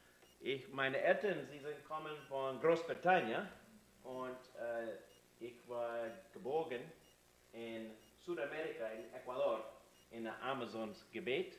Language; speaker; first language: German; non-native, learner; English